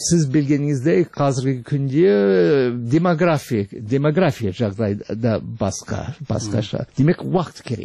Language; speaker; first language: Kazakh; non-native, fluent; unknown